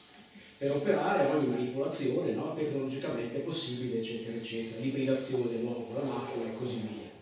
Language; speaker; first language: Italian; native; Italian